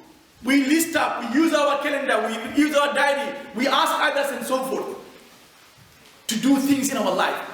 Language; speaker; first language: English; non-native, fluent; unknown